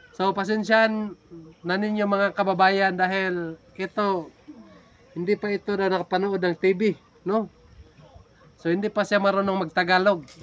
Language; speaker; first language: Filipino; non-native, local second language; Cebuano